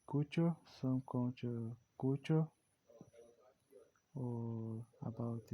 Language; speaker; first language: English; non-native, learner; Portuguese